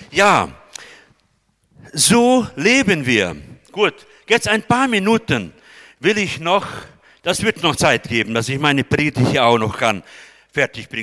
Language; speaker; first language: German; non-native, fluent; Portuguese